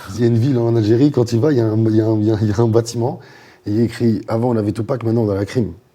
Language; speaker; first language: French; native; French